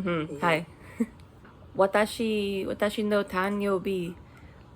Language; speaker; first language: Japanese; non-native, learner; English